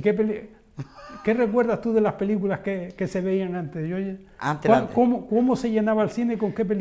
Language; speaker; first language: Spanish; native; Spanish